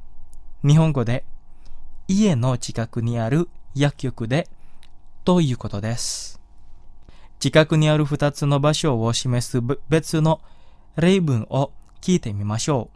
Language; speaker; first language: Japanese; non-native, fluent; Indonesian